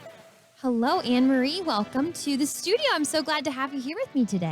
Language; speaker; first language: English; native; English